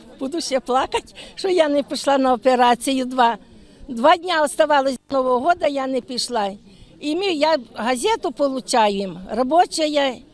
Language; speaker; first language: Ukrainian; native; Ukrainian